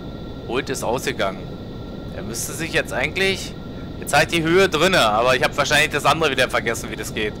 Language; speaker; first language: German; native; German